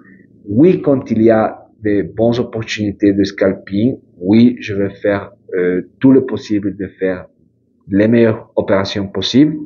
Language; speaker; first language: French; non-native, fluent; Spanish